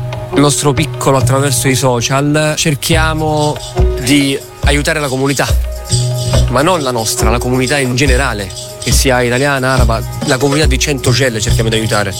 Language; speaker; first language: Italian; early bilingual, other home language; Arabic